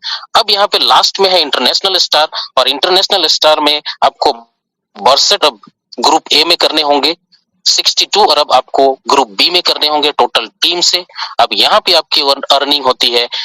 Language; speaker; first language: Hindi; native; Hindi